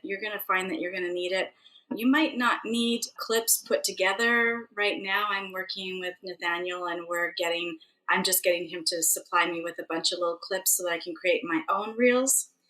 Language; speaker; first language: English; native; English